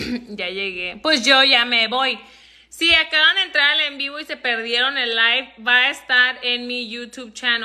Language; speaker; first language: Spanish; early bilingual, heritage; Spanish